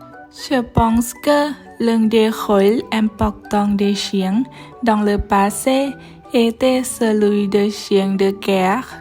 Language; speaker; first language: French; non-native, learner; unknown